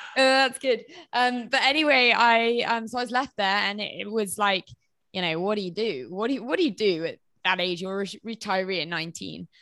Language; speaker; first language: English; native; English